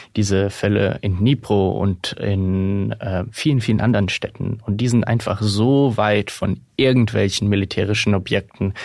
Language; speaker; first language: German; non-native, fluent; Ukrainian